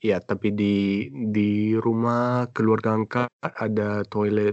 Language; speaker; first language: Indonesian; non-native, learner; English